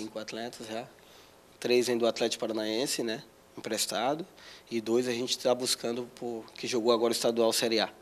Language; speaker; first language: Portuguese; native; Portuguese